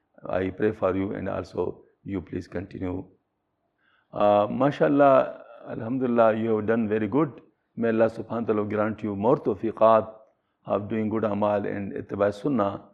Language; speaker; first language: English; non-native, local second language; Pashto